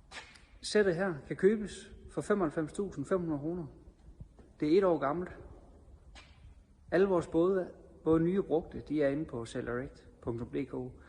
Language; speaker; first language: Danish; native; Danish